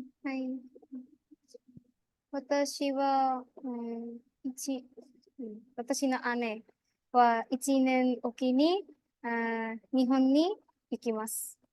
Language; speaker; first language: Japanese; non-native, learner; Bangla